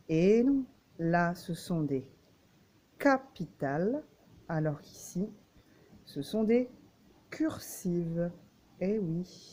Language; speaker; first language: French; native; French